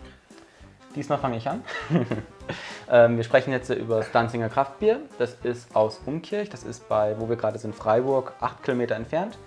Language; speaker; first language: German; native; German